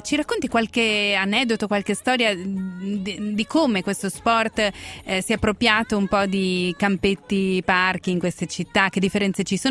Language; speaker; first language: Italian; native; Italian